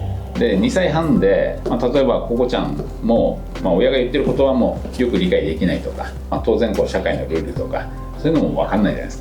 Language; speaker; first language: Japanese; native; Japanese